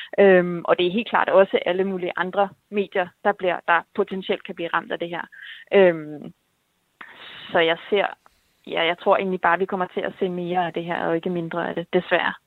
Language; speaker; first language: Danish; native; Danish